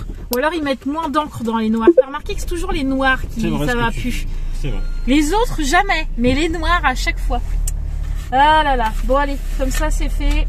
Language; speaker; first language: French; native; French